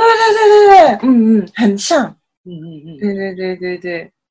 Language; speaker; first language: Chinese; non-native, learner; Japanese